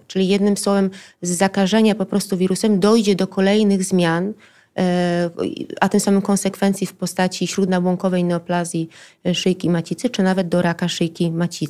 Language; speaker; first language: Polish; native; Polish